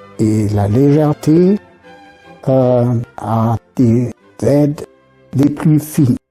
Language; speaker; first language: French; non-native, fluent; German